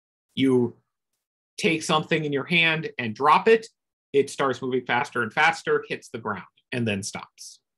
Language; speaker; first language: English; native; English